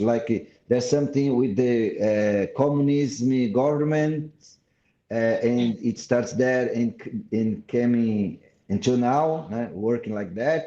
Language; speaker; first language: English; non-native, fluent; Portuguese